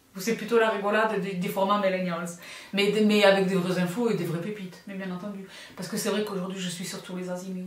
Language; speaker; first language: French; native; French